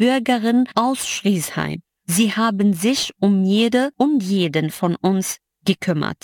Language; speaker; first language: German; non-native, fluent; Arabic